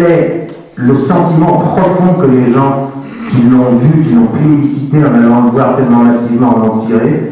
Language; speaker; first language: French; native; French